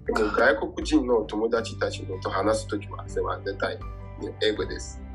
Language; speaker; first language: Japanese; non-native, learner; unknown